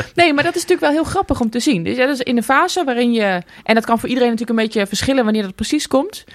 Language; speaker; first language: Dutch; native; Dutch